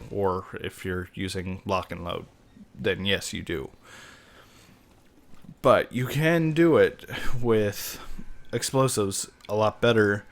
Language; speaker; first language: English; native; English